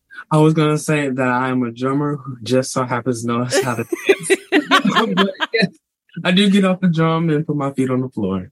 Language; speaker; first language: English; native; English